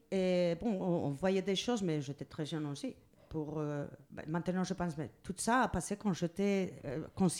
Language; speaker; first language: French; non-native, learner; Spanish